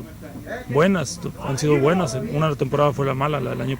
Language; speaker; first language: Spanish; native; Spanish